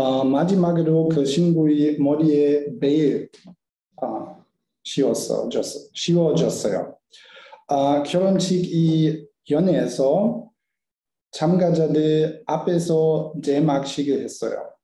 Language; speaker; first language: Korean; non-native, learner; German